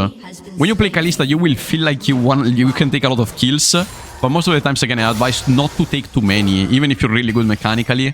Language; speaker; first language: English; non-native, fluent; Italian